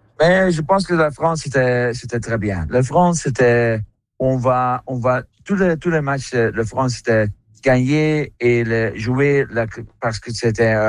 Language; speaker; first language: French; non-native, learner; Dutch